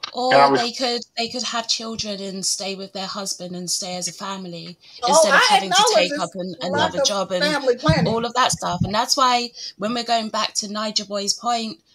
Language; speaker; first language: English; early bilingual, other home language; Yoruba